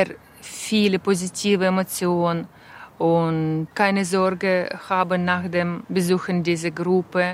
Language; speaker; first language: German; non-native, learner; Ukrainian